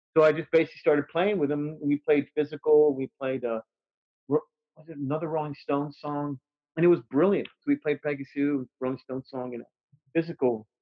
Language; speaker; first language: English; native; English